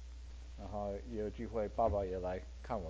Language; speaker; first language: Chinese; early bilingual, heritage; Chinese